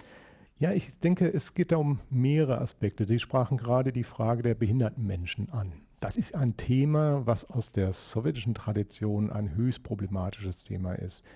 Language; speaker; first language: German; native; German